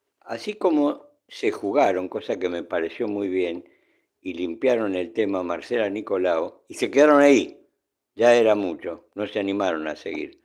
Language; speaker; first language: Spanish; native; Spanish